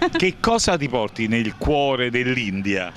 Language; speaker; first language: Italian; native; Italian